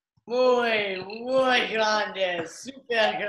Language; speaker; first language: Spanish; non-native, learner; English